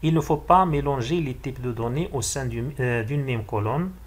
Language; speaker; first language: French; non-native, local second language; Arabic